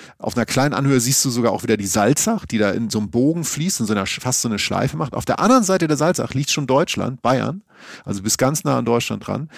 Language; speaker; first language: German; native; German